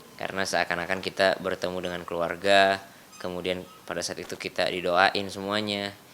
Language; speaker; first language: Indonesian; native; Indonesian